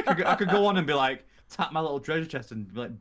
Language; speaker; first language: English; native; English